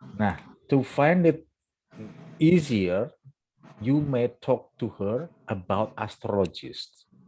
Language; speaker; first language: English; non-native, fluent; Indonesian